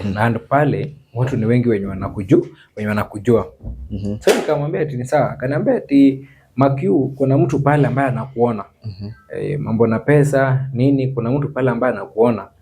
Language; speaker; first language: Swahili; non-native, local second language; Luo (Kenya and Tanzania)